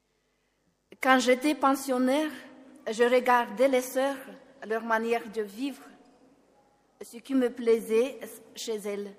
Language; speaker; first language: French; non-native, local second language; Malagasy